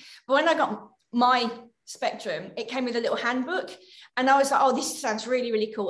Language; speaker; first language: English; native; English